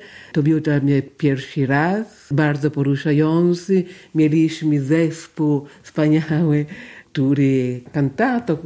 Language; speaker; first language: Polish; non-native, learner; Italian